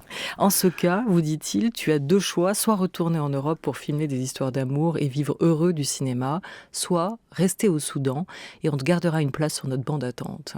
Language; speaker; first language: French; native; French